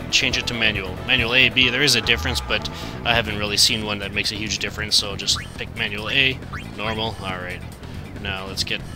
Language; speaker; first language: English; native; English